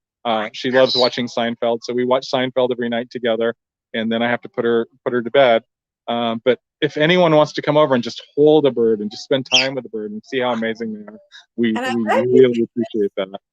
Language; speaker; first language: English; native; English